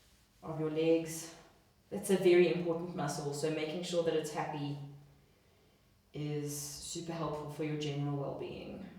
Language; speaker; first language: English; native; English